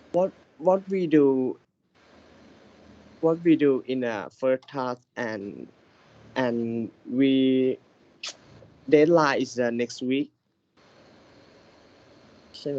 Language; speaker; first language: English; non-native, learner; Thai